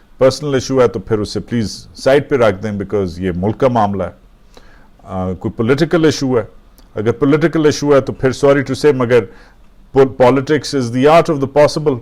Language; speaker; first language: Urdu; native; Urdu